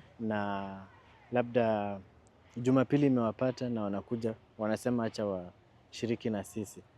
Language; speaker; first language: Swahili; non-native, local second language; Luyia